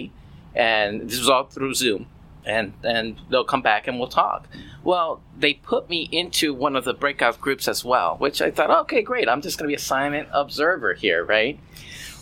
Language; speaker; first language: English; native; English